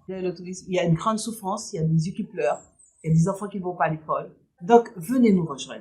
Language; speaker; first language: French; native; French